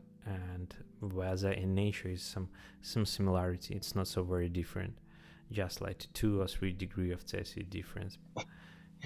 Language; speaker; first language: English; non-native, learner; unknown